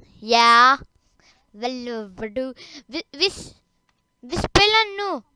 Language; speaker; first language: Danish; early bilingual, other home language; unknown